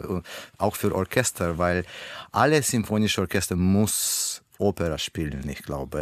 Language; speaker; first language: German; non-native, learner; Russian